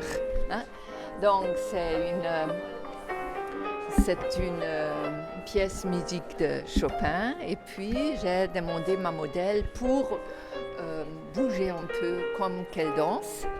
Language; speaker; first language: French; non-native, fluent; German